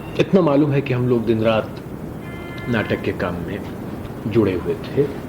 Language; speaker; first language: Hindi; non-native, local second language; Rajasthani